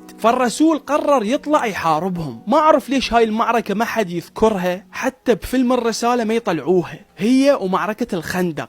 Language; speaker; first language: Arabic; native; Arabic